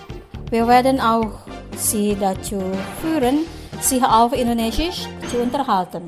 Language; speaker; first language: German; non-native, fluent; Indonesian